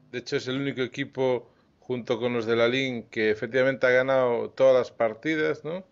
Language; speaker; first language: Spanish; native; Spanish